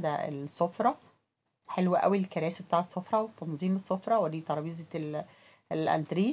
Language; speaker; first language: Arabic; native; Arabic